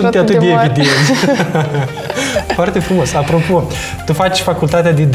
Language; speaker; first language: Romanian; native; Romanian